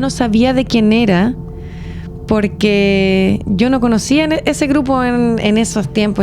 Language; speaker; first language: Spanish; native; Spanish